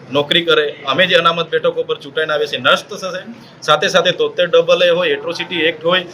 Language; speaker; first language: Gujarati; non-native, local second language; Vasavi